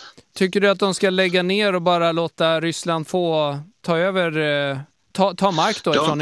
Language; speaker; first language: Swedish; native; Swedish